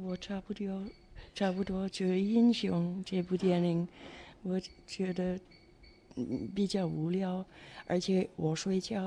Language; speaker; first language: Chinese; non-native, fluent; German